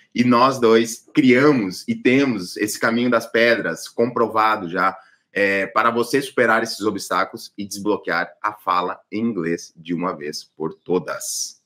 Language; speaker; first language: Portuguese; native; Portuguese